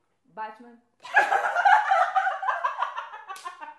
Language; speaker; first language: English; non-native, fluent; Portuguese